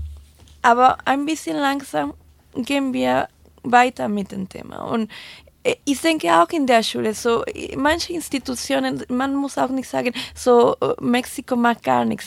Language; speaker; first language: German; non-native, fluent; Spanish